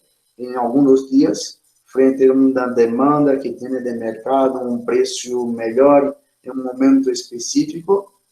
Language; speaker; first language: Spanish; non-native, fluent; Portuguese